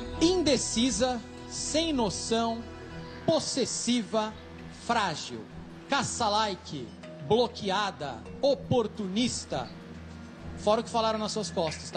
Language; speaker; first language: Portuguese; native; Portuguese